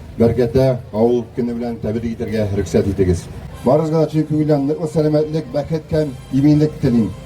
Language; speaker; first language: Tatar; native; Tatar